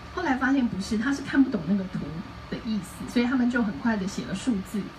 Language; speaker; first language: Chinese; native; Chinese